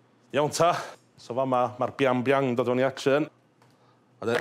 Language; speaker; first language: Welsh; native; Welsh